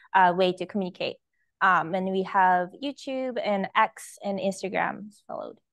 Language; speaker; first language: English; early bilingual, other home language; Japanese